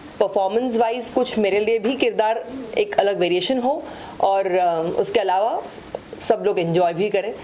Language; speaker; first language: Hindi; non-native, local second language; Kannada